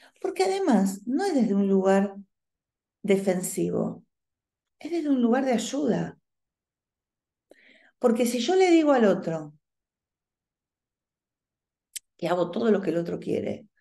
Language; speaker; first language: Spanish; native; Spanish